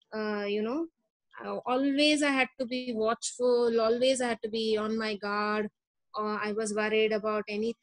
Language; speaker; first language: English; non-native, local second language; Hindi